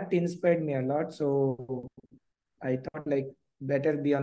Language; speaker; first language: English; non-native, local second language; Telugu